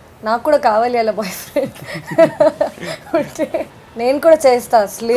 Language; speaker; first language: Telugu; non-native, learner; Hindi